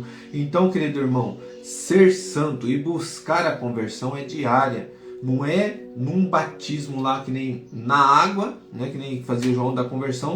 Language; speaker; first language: Portuguese; native; Portuguese